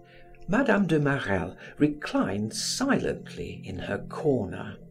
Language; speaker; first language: English; native; English